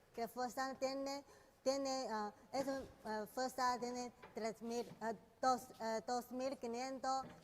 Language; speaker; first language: Spanish; non-native, learner; Chinese